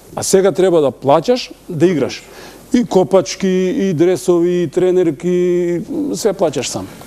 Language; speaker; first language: Macedonian; non-native, local second language; Albanian